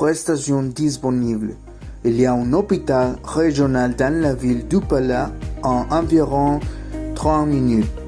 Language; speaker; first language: French; non-native, learner; Spanish